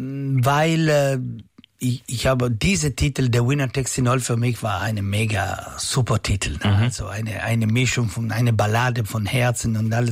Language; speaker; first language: German; non-native, local second language; Italian